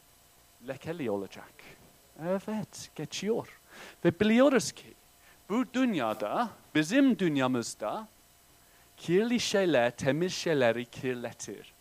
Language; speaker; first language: Turkish; non-native, fluent; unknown